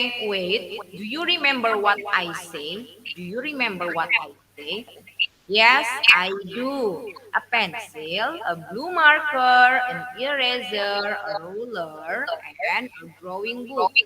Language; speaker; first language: English; non-native, learner; Indonesian